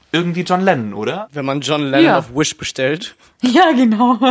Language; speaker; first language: German; non-native, fluent; Polish